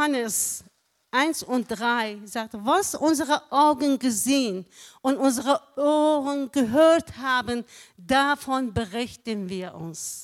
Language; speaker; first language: German; non-native, fluent; Persian